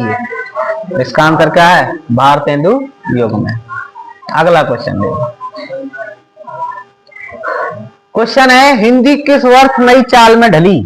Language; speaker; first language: Hindi; native; Hindi